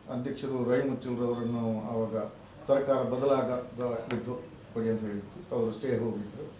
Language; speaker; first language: Kannada; non-native, local second language; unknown